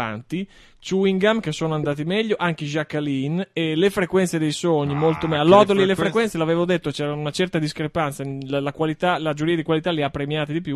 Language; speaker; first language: Italian; native; Italian